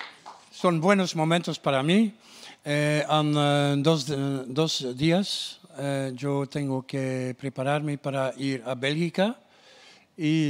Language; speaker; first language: Spanish; non-native, learner; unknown